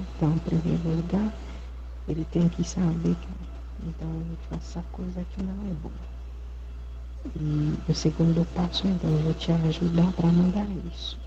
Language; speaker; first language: Portuguese; non-native, learner; Haitian Creole